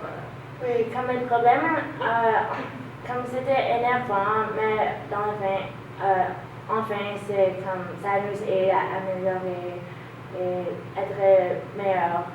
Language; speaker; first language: French; non-native, learner; English